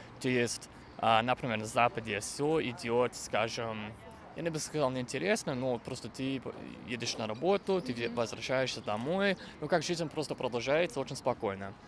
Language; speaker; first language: Russian; non-native, fluent; English